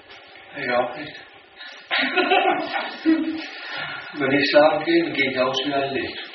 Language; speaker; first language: German; non-native, fluent; Danish